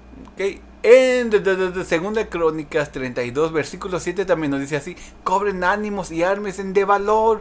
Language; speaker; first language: Spanish; early bilingual, heritage; Spanish